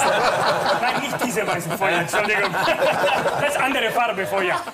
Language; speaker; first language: German; non-native, fluent; Spanish